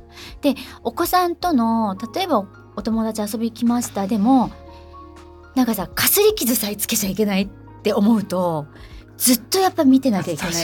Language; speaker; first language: Japanese; native; Japanese